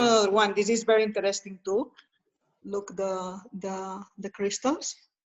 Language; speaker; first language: English; non-native, learner; Spanish